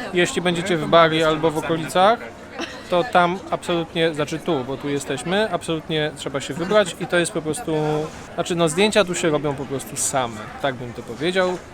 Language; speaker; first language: Polish; native; Polish